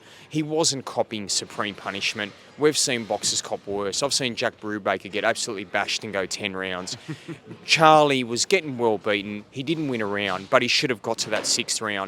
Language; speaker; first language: English; native; English